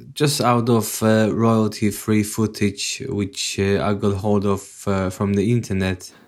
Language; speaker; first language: English; non-native, fluent; Polish